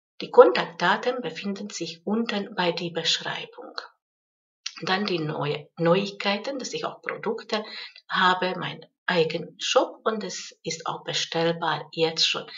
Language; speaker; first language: German; non-native, fluent; Hungarian